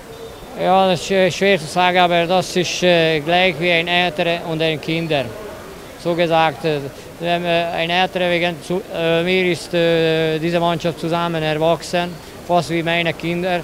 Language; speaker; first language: German; non-native, learner; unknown